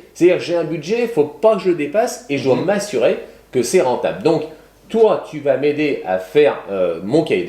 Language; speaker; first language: French; native; French